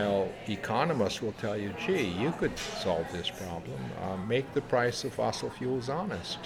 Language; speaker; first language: English; native; English